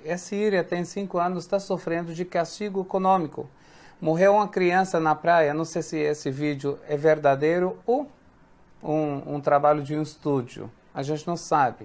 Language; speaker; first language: Portuguese; non-native, fluent; Arabic